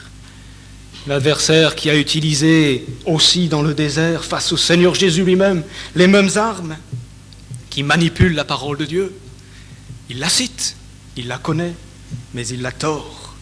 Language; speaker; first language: French; native; French